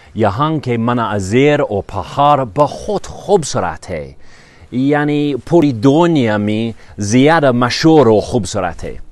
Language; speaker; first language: Urdu; non-native, learner; English